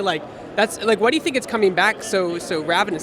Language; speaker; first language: English; native; English